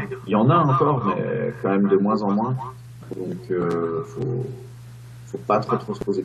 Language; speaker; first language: French; native; French